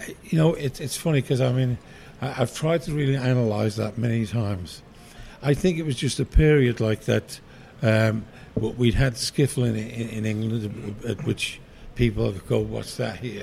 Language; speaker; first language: English; native; English